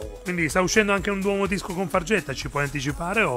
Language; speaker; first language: Italian; native; Italian